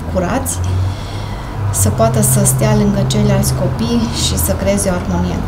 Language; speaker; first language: Romanian; native; Romanian